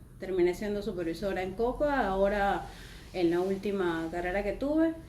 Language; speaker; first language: Spanish; native; Spanish